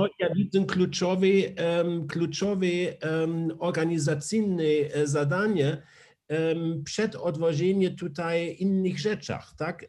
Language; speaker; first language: Polish; non-native, learner; German